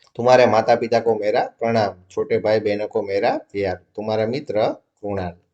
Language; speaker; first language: Hindi; non-native, local second language; Gujarati